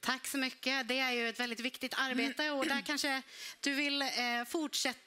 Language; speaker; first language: Swedish; native; Swedish